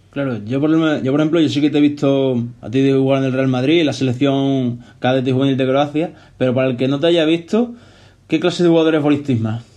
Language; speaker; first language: Spanish; native; Spanish